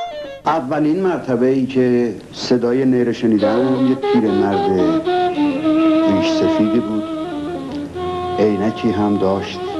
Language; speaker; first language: Persian; native; Persian